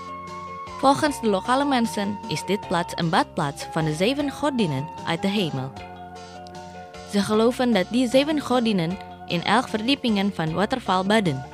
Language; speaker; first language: Dutch; non-native, fluent; Indonesian